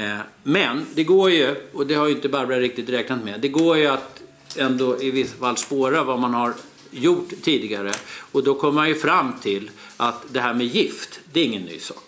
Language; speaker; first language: Swedish; native; Swedish